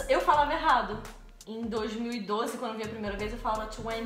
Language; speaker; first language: Portuguese; native; Portuguese